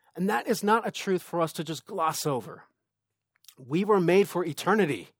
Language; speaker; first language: English; native; English